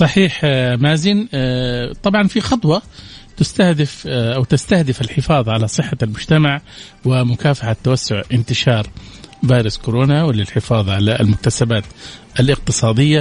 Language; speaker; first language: Arabic; native; Arabic